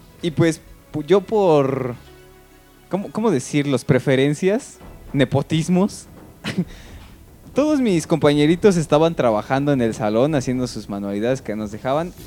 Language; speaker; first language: Spanish; native; Spanish